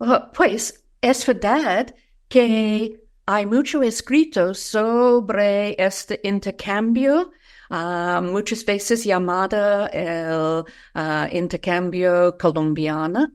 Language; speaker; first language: Spanish; non-native, fluent; English